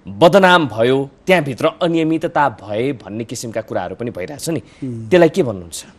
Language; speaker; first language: Nepali; native; Nepali